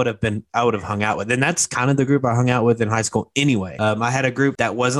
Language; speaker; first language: English; native; English